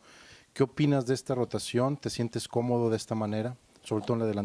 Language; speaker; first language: Spanish; native; Spanish